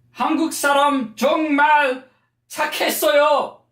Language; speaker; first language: Korean; non-native, learner; English